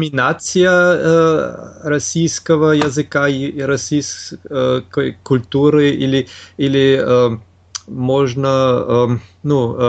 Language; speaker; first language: Russian; non-native, learner; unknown